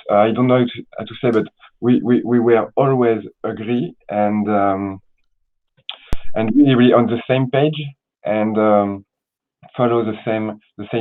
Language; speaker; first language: English; non-native, learner; French